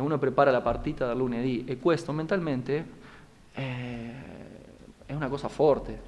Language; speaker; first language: Italian; non-native, fluent; Spanish